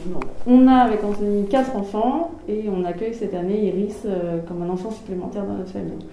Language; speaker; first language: French; native; French